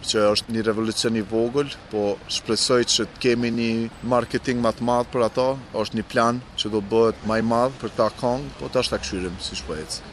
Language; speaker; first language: Albanian; non-native, local second language; Romany